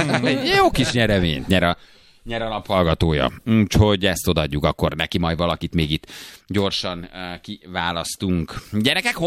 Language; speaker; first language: Hungarian; native; Hungarian